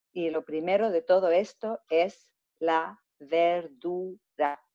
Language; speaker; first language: Spanish; non-native, fluent; Greek